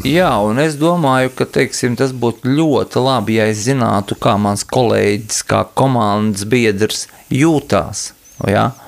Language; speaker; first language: Latvian; native; Latvian